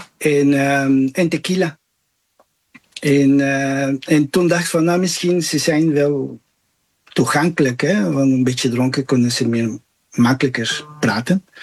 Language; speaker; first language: Dutch; non-native, fluent; Spanish